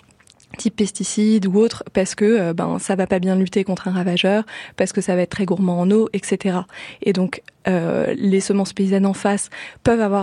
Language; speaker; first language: French; native; French